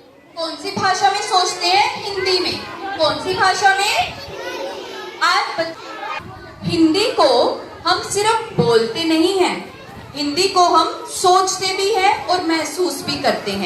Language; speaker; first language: Hindi; native; Hindi